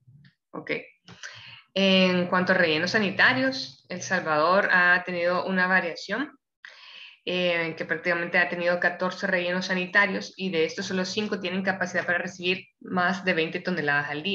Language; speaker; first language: Spanish; native; Spanish